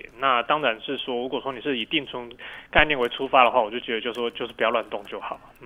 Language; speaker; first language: Chinese; native; Chinese